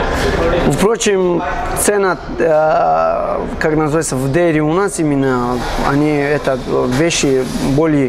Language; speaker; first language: Russian; non-native, fluent; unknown